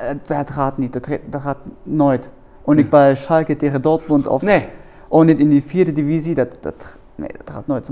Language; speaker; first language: Dutch; non-native, learner; German